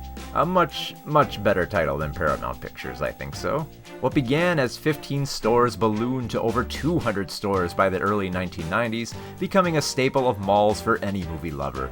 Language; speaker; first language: English; native; English